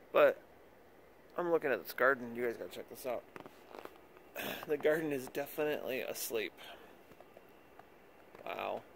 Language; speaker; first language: English; native; English